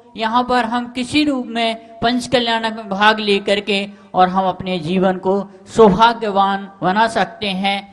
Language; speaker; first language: Hindi; native; Hindi